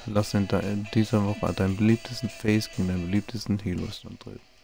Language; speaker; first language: German; native; German